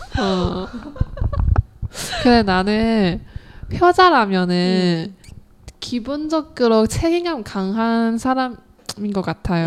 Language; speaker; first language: Korean; non-native, learner; Chinese